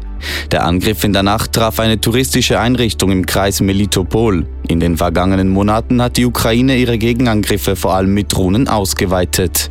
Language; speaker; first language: German; native; German